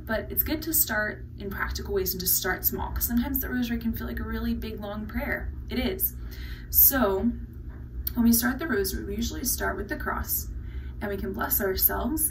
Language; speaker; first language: English; native; English